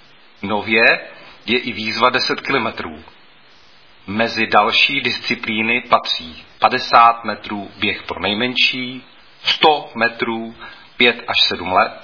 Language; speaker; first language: Czech; native; Czech